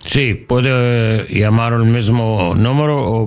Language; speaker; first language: Spanish; non-native, learner; English